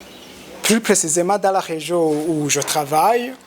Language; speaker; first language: French; non-native, local second language; Rundi